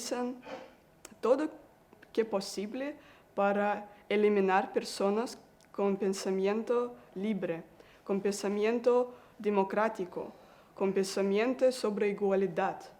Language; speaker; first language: Spanish; non-native, learner; Russian